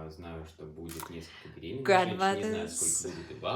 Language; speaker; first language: Russian; native; Russian